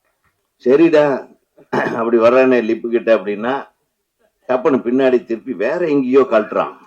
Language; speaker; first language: Tamil; native; Tamil